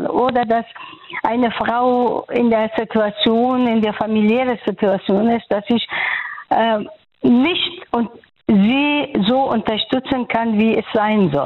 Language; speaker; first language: German; non-native, fluent; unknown